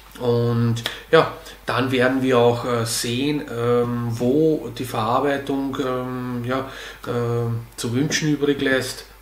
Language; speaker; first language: German; native; German